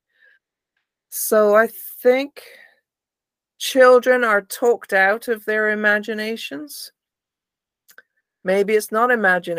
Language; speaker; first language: English; native; English